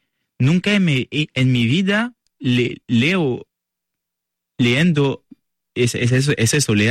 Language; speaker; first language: Spanish; non-native, learner; French